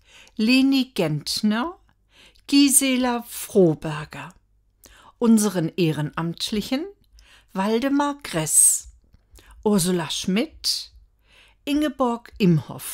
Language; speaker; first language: German; native; German